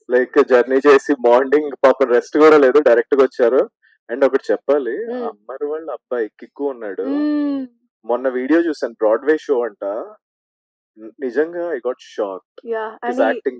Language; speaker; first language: Telugu; native; Telugu